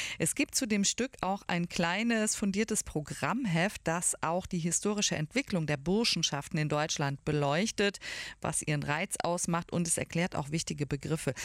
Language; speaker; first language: German; native; German